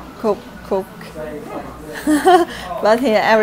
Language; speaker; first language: English; non-native, learner; Vietnamese